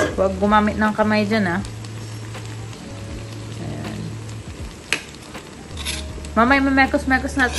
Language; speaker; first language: Filipino; early bilingual, other home language; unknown